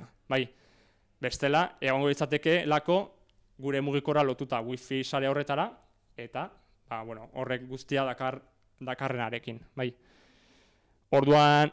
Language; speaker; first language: Basque; native; Basque